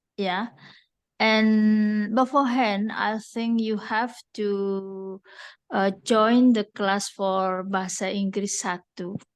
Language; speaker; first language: English; non-native, fluent; Indonesian